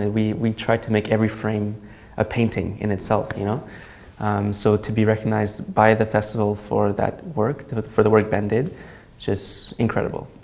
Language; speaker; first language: English; native; English